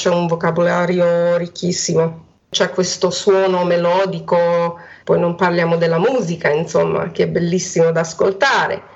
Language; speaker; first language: Italian; non-native, fluent; Hungarian